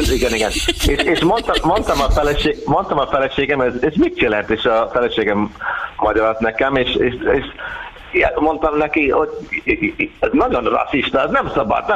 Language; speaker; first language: Hungarian; non-native, learner; English